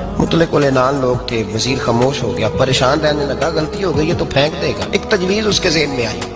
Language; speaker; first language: Urdu; non-native, local second language; Punjabi